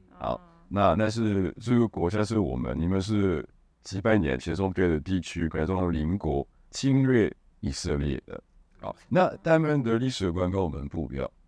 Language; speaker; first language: Chinese; non-native, fluent; Hebrew